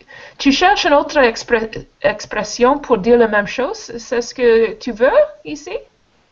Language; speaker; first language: French; non-native, learner; English